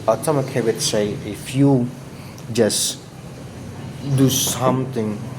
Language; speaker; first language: English; non-native, learner; Indonesian